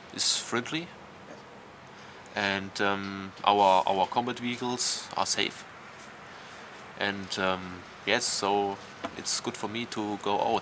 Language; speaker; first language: English; non-native, learner; German